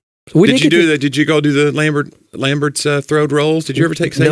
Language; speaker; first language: English; native; English